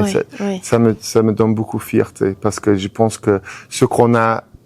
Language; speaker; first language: French; non-native, fluent; English